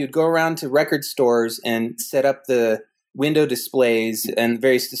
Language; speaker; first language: English; native; English